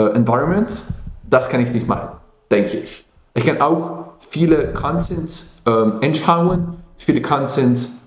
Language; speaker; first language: German; non-native, local second language; Dutch